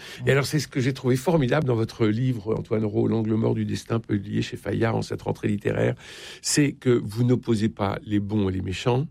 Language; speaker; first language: French; native; French